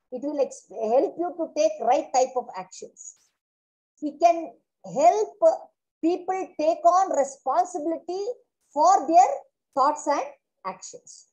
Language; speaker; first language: English; non-native, local second language; Kannada